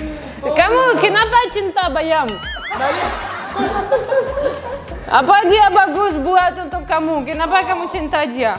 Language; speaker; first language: Indonesian; non-native, learner; Russian